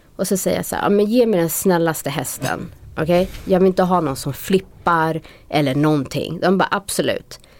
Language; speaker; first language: Swedish; native; Swedish